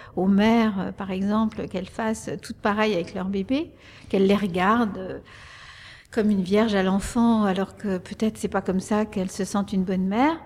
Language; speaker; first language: French; early bilingual, other home language; Spanish